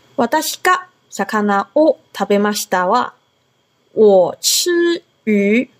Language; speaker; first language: Japanese; non-native, fluent; Chinese